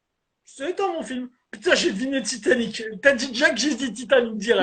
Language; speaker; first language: French; native; French